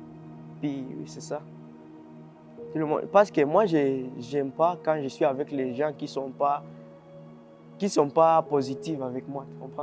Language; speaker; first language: French; early bilingual, other home language; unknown